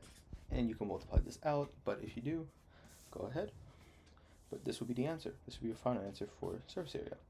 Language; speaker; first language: English; native; English